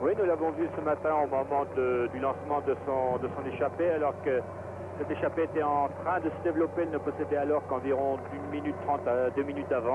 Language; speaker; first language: French; native; French